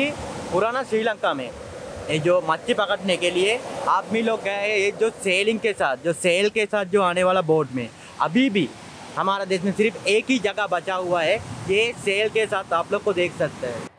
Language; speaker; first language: Hindi; non-native, fluent; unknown